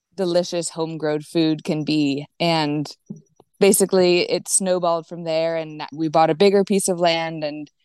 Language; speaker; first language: English; native; English